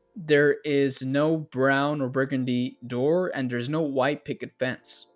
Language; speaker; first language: English; native; English